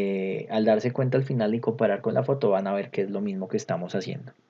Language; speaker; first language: Spanish; native; Spanish